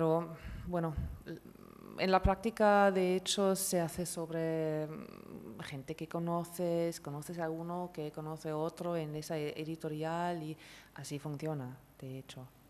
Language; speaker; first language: Spanish; non-native, fluent; German